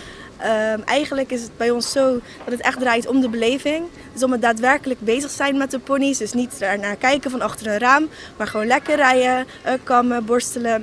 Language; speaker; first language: Dutch; native; Dutch